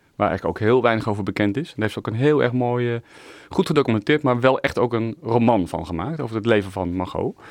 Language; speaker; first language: Dutch; native; Dutch